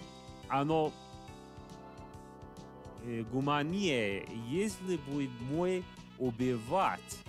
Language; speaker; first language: Russian; non-native, learner; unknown